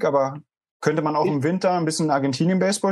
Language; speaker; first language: German; native; German